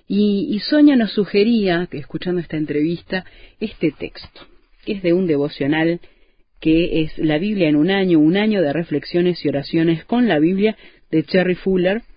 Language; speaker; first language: Spanish; native; Spanish